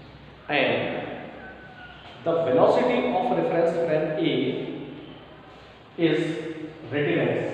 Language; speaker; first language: English; non-native, local second language; Hindi